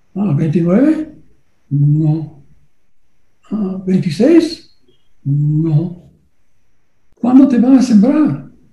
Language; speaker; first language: Spanish; non-native, learner; English